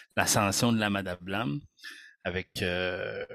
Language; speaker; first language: French; native; French